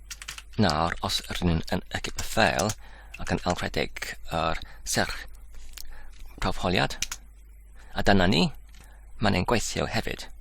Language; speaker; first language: Welsh; non-native, learner; English